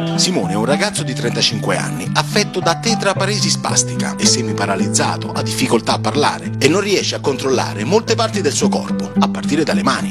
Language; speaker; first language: Italian; native; Italian